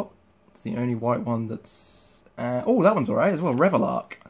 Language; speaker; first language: English; native; English